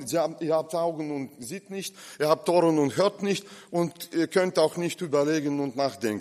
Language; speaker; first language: German; non-native, fluent; Russian